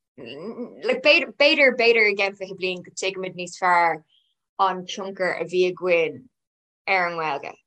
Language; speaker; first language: Irish; non-native, local second language; English